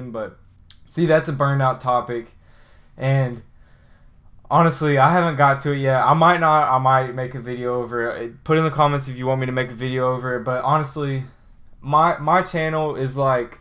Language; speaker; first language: English; native; English